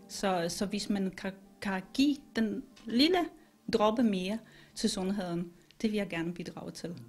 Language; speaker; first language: Danish; non-native, fluent; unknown